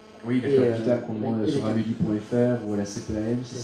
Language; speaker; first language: French; native; French